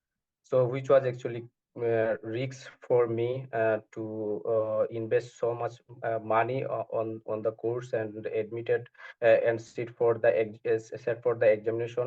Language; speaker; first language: English; non-native, learner; Bangla